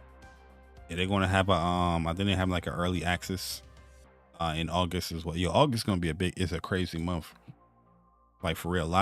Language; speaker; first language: English; native; English